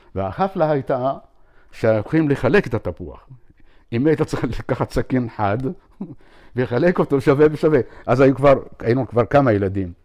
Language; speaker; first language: Hebrew; non-native, local second language; Arabic